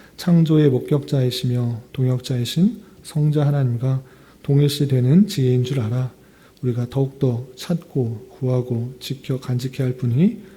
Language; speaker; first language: Korean; native; Korean